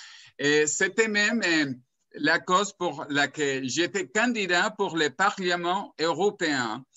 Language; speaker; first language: French; non-native, fluent; Spanish